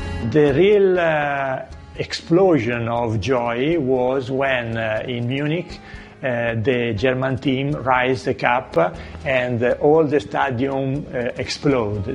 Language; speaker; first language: English; non-native, fluent; Italian